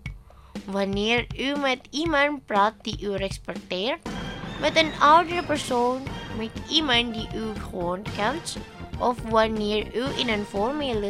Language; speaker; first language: Dutch; non-native, learner; Indonesian